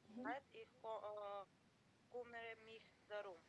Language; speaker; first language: German; non-native, learner; Macedonian